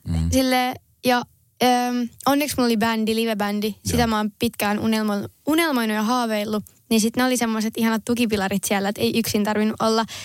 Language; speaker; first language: Finnish; non-native, local second language; Swedish